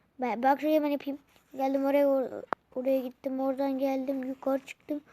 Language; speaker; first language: Turkish; native; Turkish